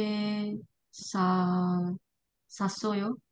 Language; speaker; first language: Korean; non-native, learner; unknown